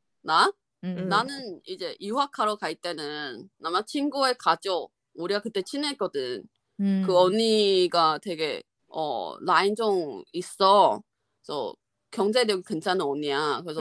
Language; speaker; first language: Korean; non-native, fluent; Chinese